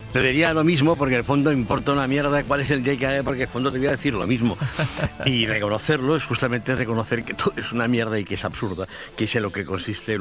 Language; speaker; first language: Spanish; native; Spanish